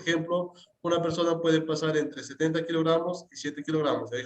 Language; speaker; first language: Spanish; native; Spanish